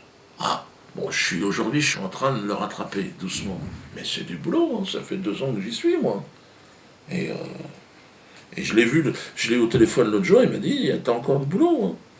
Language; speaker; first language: French; native; French